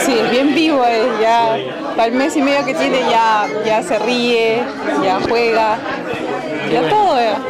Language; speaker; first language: Spanish; native; Spanish